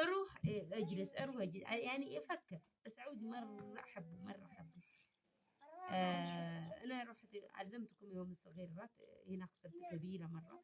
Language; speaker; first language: Arabic; early bilingual, other home language; Amharic